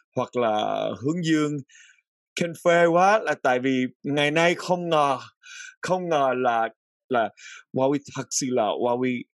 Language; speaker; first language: Vietnamese; early bilingual, heritage; Vietnamese